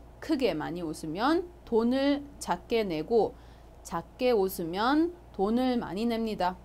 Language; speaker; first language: Korean; non-native, fluent; Arabic